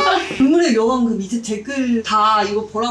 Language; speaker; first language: Korean; non-native, learner; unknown